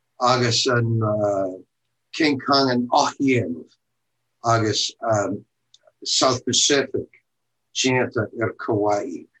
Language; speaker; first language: Irish; non-native, learner; English